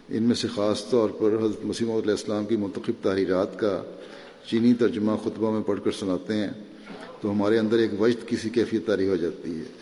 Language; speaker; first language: Urdu; native; Urdu